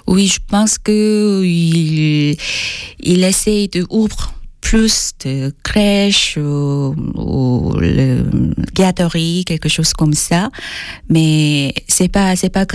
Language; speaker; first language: French; non-native, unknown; Korean